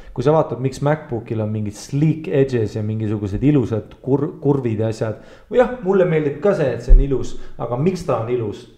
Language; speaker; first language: Estonian; early bilingual, heritage; Estonian